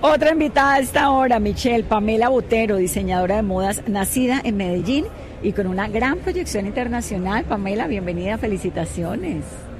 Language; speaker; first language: Spanish; native; Spanish